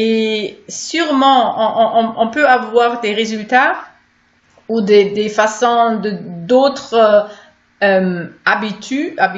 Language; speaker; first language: French; non-native, fluent; German